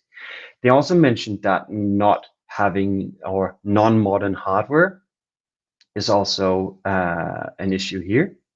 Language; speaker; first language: English; non-native, fluent; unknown